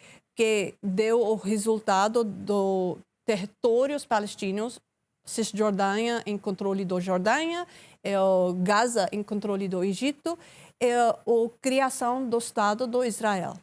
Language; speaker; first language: Portuguese; non-native, learner; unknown